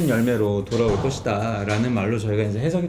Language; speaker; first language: Korean; native; Korean